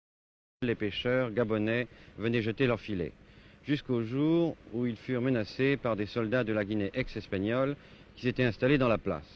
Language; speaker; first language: French; native; French